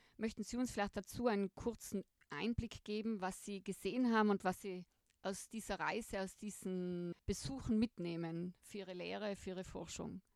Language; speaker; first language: German; native; German